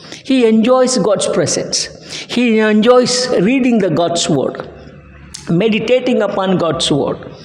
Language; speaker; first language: English; non-native, local second language; Telugu